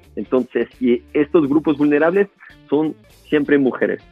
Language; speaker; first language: Spanish; non-native, fluent; French